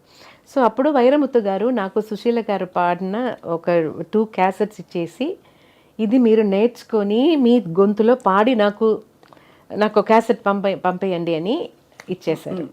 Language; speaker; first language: Telugu; non-native, fluent; Malayalam